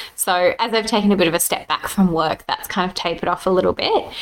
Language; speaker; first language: English; native; English